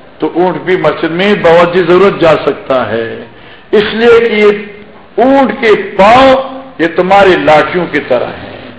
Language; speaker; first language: Urdu; non-native, local second language; Northern Hindko